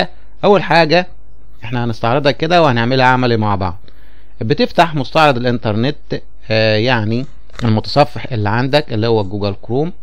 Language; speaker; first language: Arabic; native; Arabic